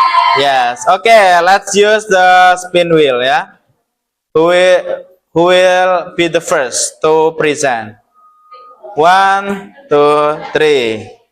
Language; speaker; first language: English; non-native, learner; Indonesian